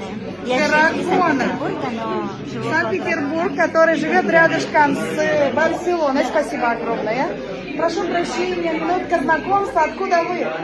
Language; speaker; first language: Russian; native; Russian